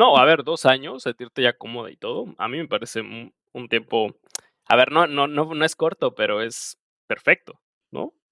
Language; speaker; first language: Spanish; native; Spanish